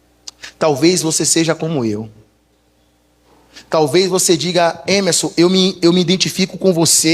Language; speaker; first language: Portuguese; native; Portuguese